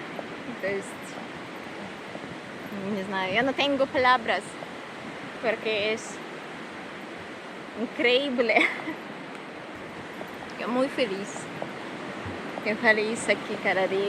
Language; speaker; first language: Spanish; non-native, learner; Russian